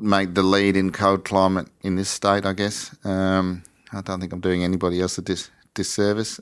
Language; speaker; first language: English; native; English